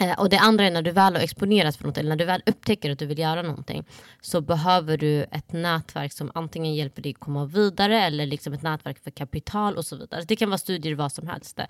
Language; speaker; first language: Swedish; early bilingual, other home language; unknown